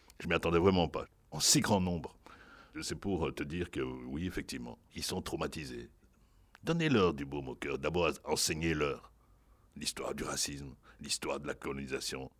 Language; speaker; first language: French; non-native, local second language; Lingala